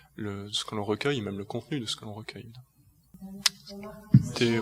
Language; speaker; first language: French; native; French